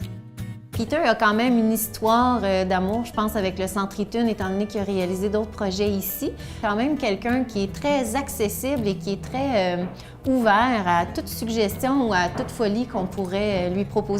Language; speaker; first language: French; native; French